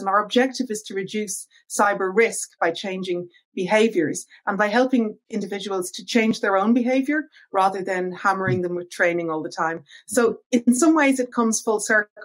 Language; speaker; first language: English; native; English